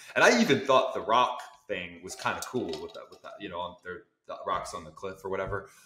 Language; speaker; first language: English; native; English